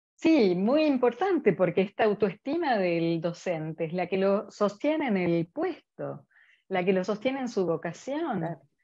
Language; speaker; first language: Spanish; native; Spanish